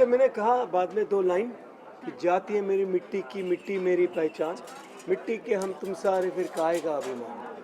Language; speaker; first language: Hindi; native; Hindi